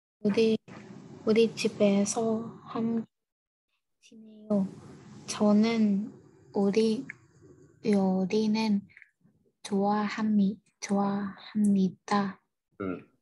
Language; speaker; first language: Korean; non-native, learner; Vietnamese